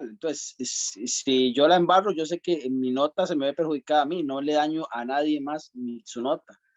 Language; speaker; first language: Spanish; native; Spanish